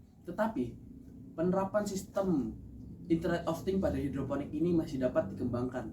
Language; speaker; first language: Indonesian; non-native, local second language; Javanese